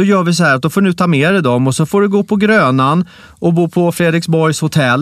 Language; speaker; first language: Swedish; native; Swedish